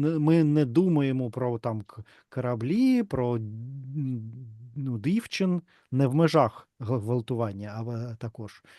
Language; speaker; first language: Ukrainian; non-native, learner; Russian